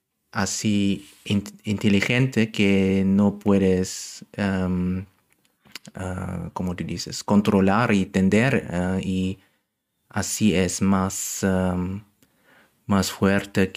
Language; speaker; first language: Spanish; non-native, learner; German